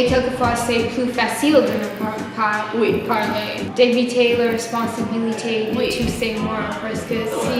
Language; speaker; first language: French; non-native, learner; English